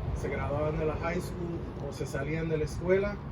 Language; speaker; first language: Spanish; early bilingual, heritage; Spanish